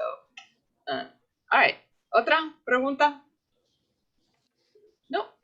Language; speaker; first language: Spanish; non-native, fluent; English